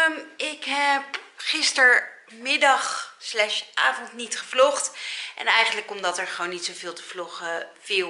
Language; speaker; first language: Dutch; native; Dutch